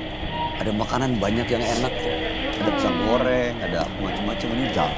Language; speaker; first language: Indonesian; native; Indonesian